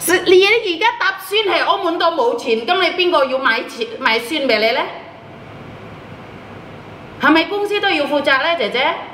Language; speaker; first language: Cantonese; non-native, fluent; Indonesian